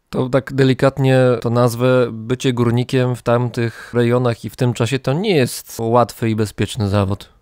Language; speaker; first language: Polish; native; Polish